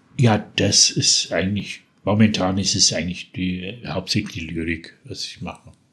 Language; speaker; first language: German; native; German